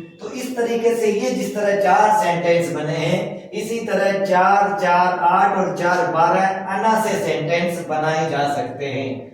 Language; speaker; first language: Urdu; native; Urdu